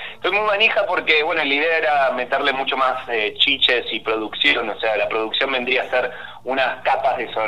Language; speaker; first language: Spanish; native; Spanish